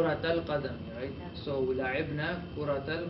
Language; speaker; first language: Arabic; non-native, fluent; English